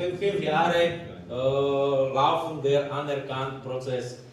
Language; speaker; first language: German; non-native, learner; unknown